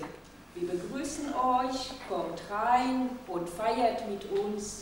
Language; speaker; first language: German; non-native, fluent; Hebrew